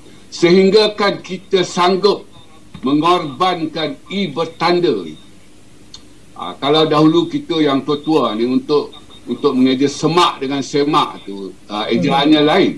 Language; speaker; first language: Malay; native; Malay